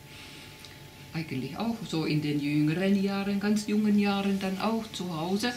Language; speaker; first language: German; non-native, fluent; Finnish